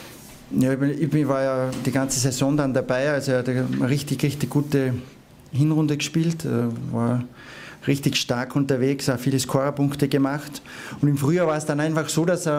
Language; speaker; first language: German; native; German